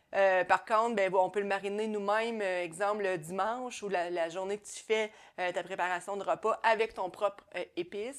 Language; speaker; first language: French; native; French